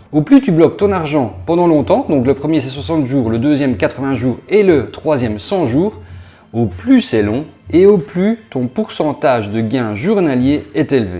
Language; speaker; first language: French; native; French